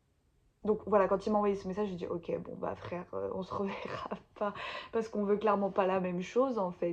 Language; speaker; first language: French; native; French